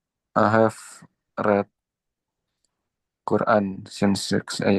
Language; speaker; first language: English; non-native, learner; Indonesian